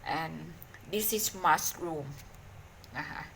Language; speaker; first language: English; non-native, learner; Thai